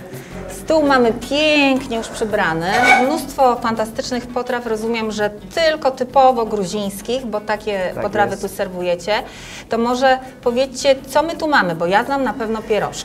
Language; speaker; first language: Polish; native; Polish